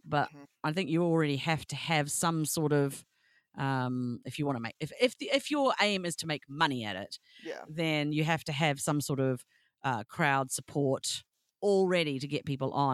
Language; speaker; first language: English; native; English